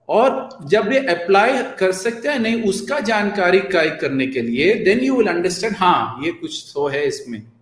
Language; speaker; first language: Hindi; non-native, local second language; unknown